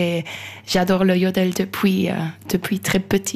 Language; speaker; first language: French; non-native, local second language; Swiss German